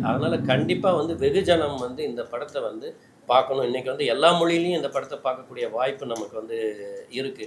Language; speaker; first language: Tamil; native; Tamil